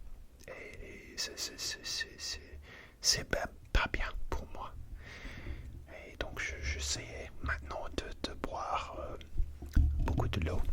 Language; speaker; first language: French; non-native, learner; English